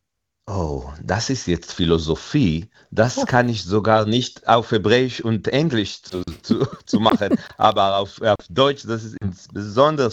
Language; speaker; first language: German; non-native, fluent; Hebrew